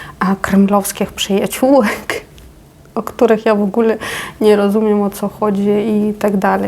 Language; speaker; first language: Polish; non-native, fluent; Ukrainian